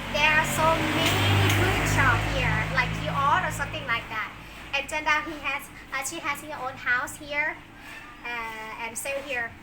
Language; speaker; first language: English; non-native, learner; Thai